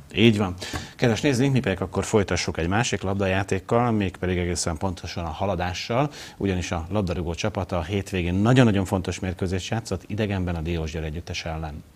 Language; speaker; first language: Hungarian; native; Hungarian